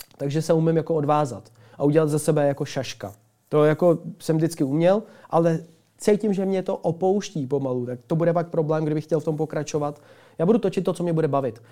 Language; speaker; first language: Czech; early bilingual, other home language; Ukrainian